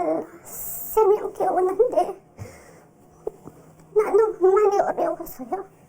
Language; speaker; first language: Korean; non-native, learner; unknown